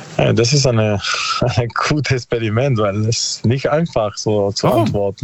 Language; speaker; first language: German; non-native, learner; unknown